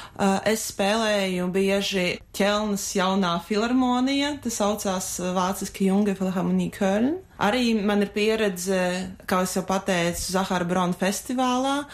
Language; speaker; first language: Latvian; non-native, local second language; Russian